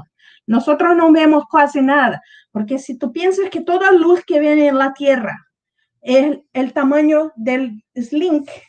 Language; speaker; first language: Spanish; non-native, learner; Portuguese